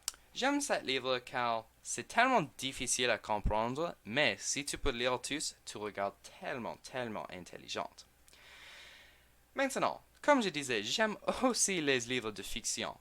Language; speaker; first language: French; non-native, learner; English